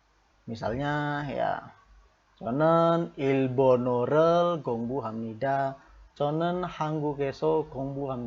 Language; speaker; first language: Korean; non-native, learner; Indonesian